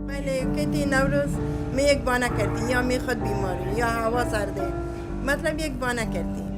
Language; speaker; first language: Hindi; non-native, learner; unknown